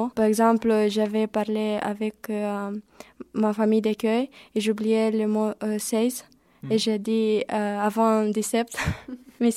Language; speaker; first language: French; non-native, learner; Romanian